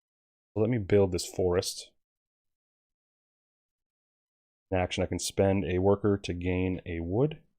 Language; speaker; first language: English; native; English